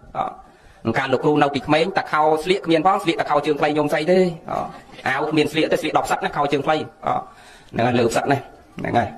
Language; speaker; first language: Khmer; native; Khmer